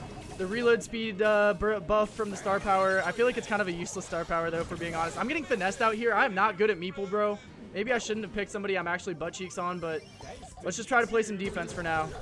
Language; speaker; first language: English; native; English